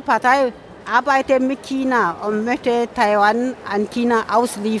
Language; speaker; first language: German; non-native, fluent; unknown